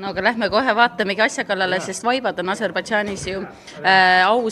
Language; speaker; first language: Estonian; native; Estonian